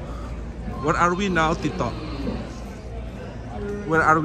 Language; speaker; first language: English; non-native, fluent; Indonesian